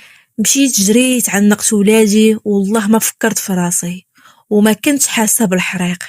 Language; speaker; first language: Arabic; native; Arabic